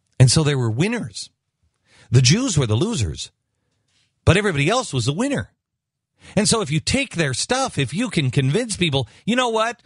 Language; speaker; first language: English; native; English